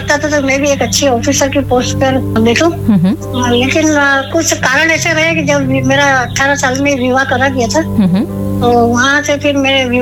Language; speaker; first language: Hindi; native; Hindi